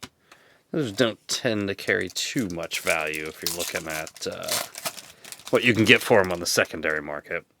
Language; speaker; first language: English; native; English